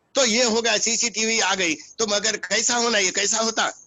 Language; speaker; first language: Hindi; non-native, local second language; Telugu